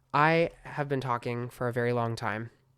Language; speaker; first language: English; native; English